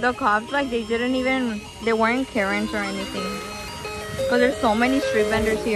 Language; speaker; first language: English; early bilingual, other home language; Spanish